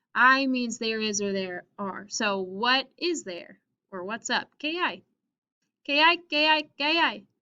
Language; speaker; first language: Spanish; non-native, fluent; English